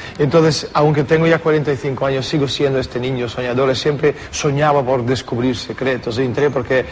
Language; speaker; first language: Spanish; non-native, fluent; Russian